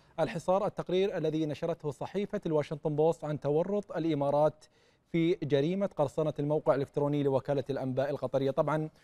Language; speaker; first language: Arabic; native; Arabic